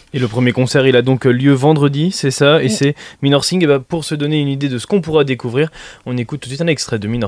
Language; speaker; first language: French; native; French